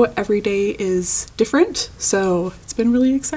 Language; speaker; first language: English; native; English